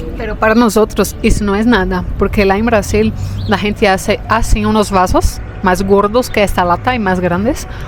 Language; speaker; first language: Spanish; non-native, fluent; Portuguese